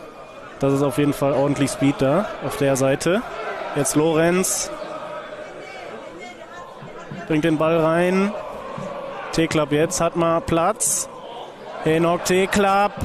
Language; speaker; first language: German; native; German